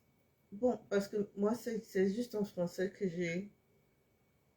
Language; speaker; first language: French; non-native, fluent; English